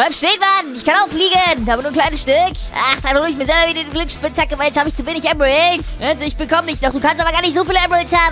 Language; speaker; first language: German; native; German